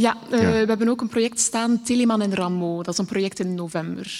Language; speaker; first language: Dutch; native; Dutch